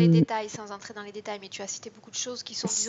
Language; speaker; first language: French; native; French